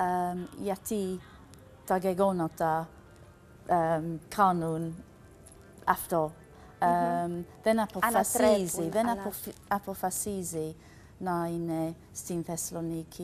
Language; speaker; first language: Greek; non-native, learner; English